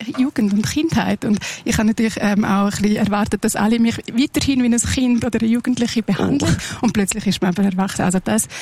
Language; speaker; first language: German; non-native, local second language; Romansh